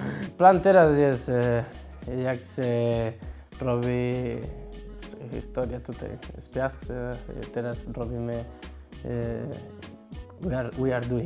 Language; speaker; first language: Polish; non-native, learner; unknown